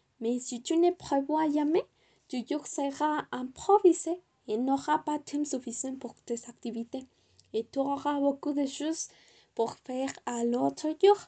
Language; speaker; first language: French; non-native, learner; Spanish